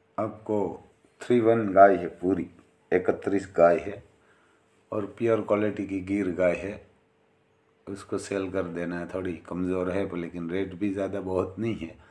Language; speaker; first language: Hindi; non-native, local second language; Gujarati